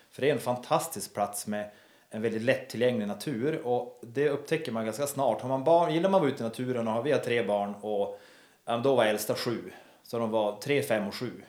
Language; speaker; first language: Swedish; native; Swedish